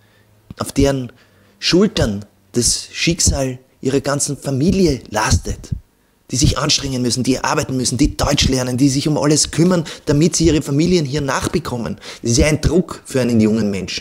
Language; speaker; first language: German; native; German